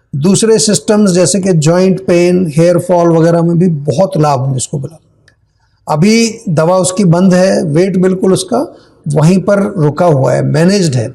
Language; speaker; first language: Hindi; native; Hindi